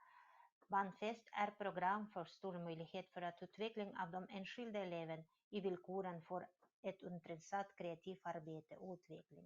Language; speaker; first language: Swedish; non-native, learner; Russian